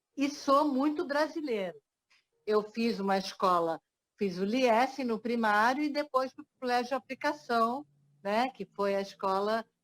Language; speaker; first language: Portuguese; early bilingual, other home language; French